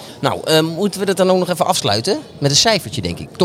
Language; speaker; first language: Dutch; native; Dutch